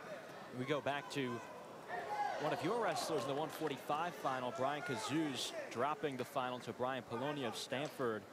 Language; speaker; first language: English; native; English